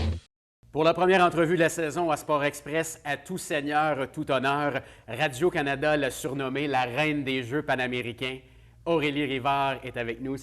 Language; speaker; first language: French; native; French